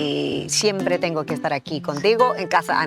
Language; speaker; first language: Spanish; non-native, fluent; English